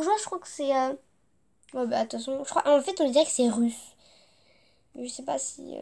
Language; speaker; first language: French; native; French